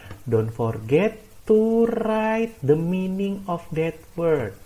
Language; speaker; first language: English; non-native, fluent; Indonesian